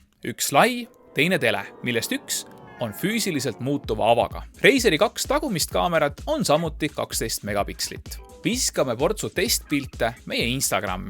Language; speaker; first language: Estonian; native; Estonian